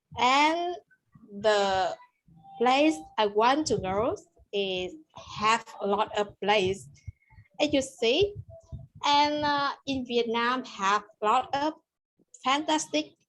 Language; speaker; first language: English; non-native, learner; Vietnamese